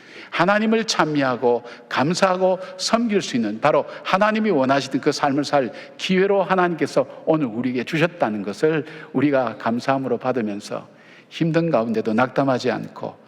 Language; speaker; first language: Korean; native; Korean